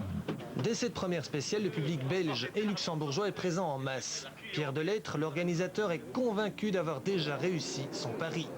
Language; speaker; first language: French; native; French